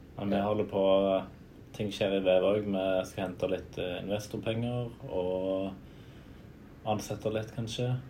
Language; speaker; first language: Norwegian; native; Norwegian